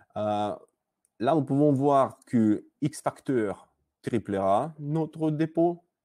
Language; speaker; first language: French; non-native, learner; Russian